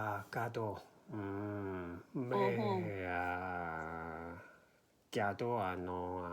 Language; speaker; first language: French; non-native, learner; Korean